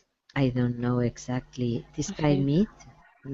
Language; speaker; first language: English; non-native, learner; Spanish